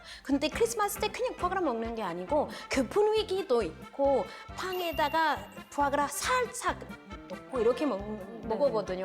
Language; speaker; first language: Korean; non-native, fluent; French